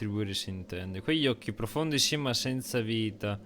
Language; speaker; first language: Italian; native; Italian